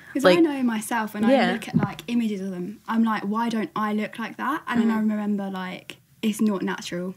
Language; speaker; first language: English; native; English